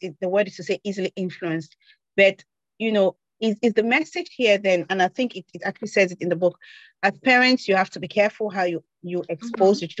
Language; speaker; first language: English; native; English